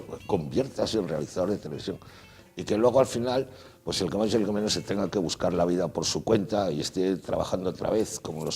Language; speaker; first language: Spanish; native; Spanish